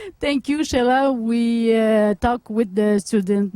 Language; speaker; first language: English; non-native, local second language; French